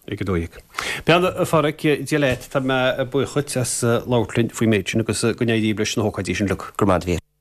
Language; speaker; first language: Irish; native; Irish